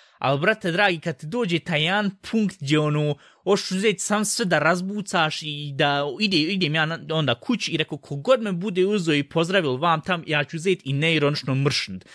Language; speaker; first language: Bosnian; early bilingual, heritage; Bosnian